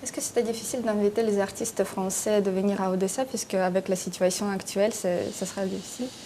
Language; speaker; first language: French; non-native, fluent; Russian